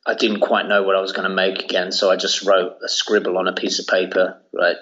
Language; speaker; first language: English; native; English